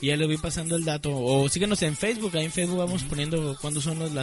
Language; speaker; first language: Spanish; native; Spanish